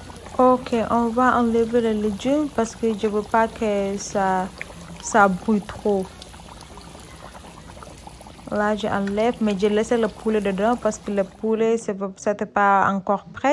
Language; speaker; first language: French; non-native, learner; Soninke